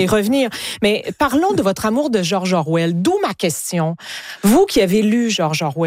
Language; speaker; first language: French; native; French